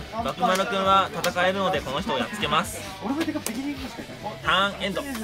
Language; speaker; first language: Japanese; native; Japanese